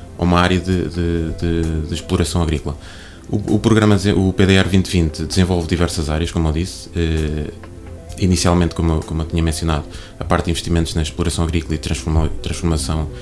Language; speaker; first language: Portuguese; native; Portuguese